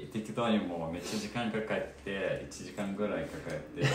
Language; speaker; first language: Japanese; non-native, fluent; Lithuanian